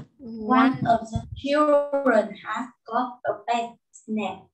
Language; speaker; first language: English; non-native, learner; Vietnamese